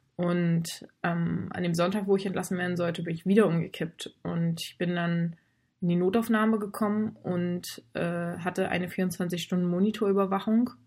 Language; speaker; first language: German; native; German